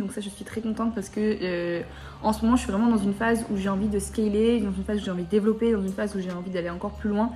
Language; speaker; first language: French; native; French